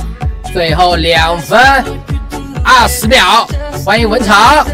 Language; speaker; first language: Chinese; native; Chinese